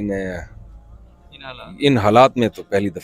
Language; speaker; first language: Urdu; native; Urdu